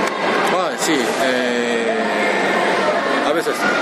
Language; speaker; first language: Spanish; non-native, learner; Japanese